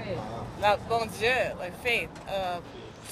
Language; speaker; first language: Haitian Creole; early bilingual, heritage; English